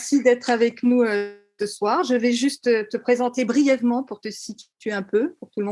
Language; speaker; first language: French; native; French